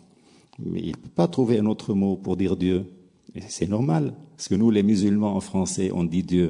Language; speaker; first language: French; non-native, local second language; Arabic